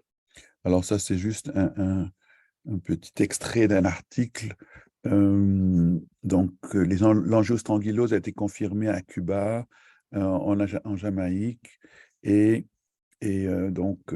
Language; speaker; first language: French; native; French